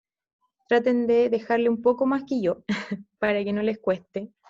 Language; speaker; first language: Spanish; native; Spanish